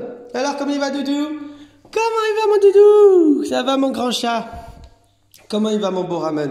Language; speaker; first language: French; native; French